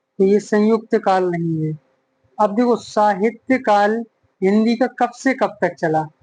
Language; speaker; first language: Hindi; native; Hindi